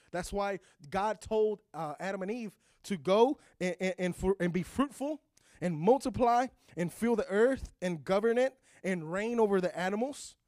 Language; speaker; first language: English; early bilingual, other home language; Spanish